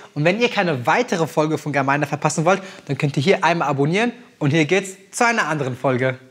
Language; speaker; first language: German; native; German